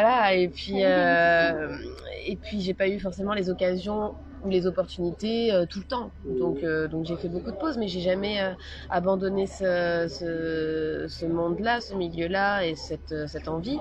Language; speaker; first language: French; native; French